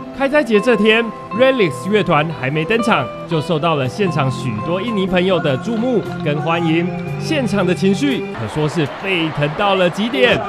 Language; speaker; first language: Chinese; native; Chinese